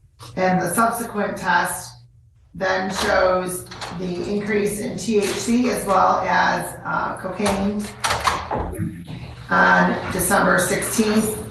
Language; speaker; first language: English; native; English